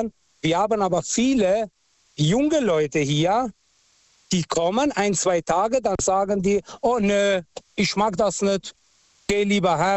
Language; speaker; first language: German; non-native, fluent; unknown